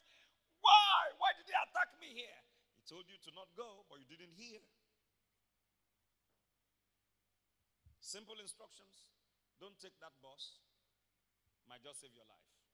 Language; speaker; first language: English; non-native, local second language; Yoruba